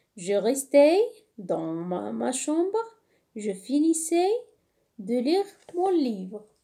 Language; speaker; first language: French; non-native, local second language; Arabic